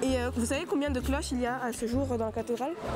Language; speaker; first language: French; native; French